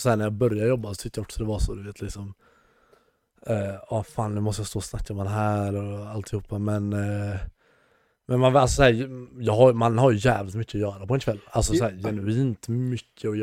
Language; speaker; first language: Swedish; native; Swedish